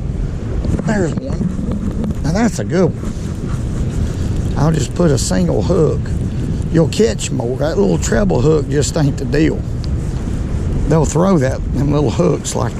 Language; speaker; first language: English; native; English